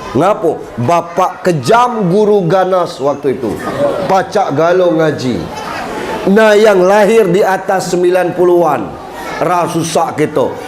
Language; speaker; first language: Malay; non-native, local second language; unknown